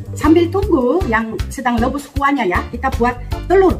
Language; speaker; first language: Indonesian; non-native, fluent; Korean